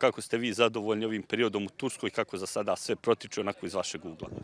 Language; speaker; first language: Bosnian; native; Bosnian